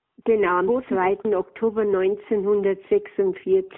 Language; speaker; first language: German; native; German